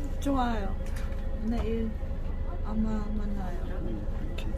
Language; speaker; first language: Korean; non-native, learner; Lao